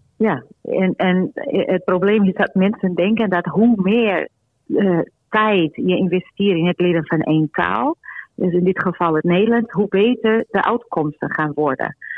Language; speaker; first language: Dutch; non-native, fluent; Portuguese